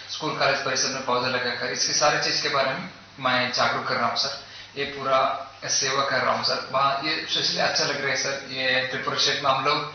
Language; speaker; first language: Hindi; non-native, local second language; Kannada